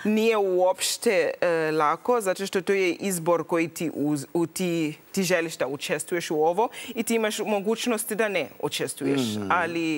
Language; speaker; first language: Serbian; non-native, learner; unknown